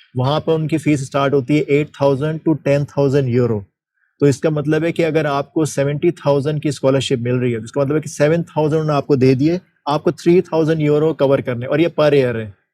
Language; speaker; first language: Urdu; native; Urdu